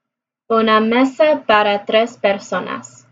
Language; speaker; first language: Spanish; non-native, learner; English